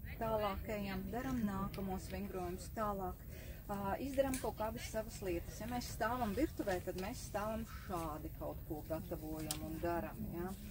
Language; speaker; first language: Latvian; native; Latvian